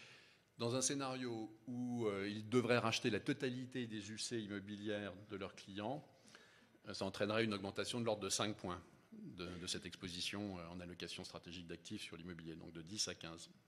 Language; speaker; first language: French; native; French